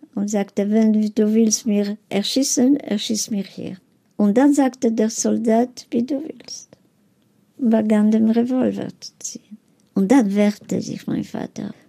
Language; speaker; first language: German; non-native, fluent; Polish